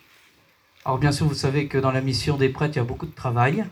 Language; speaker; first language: French; native; French